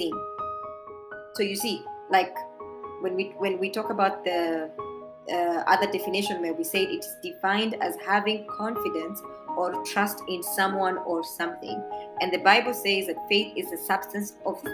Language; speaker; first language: English; non-native, local second language; Embu